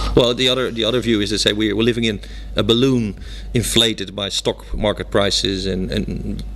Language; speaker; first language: English; non-native, fluent; Dutch